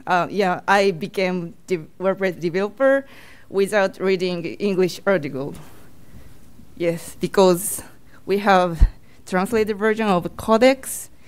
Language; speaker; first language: English; non-native, learner; Japanese